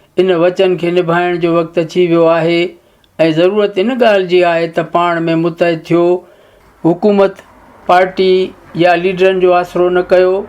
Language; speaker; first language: Sindhi; native; Sindhi